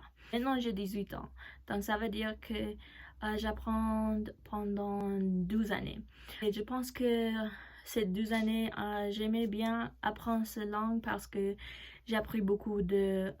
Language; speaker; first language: French; non-native, learner; Spanish